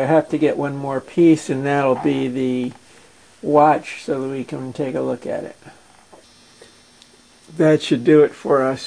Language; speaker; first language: English; native; English